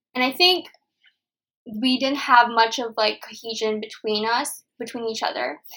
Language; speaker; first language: English; non-native, local second language; Nepali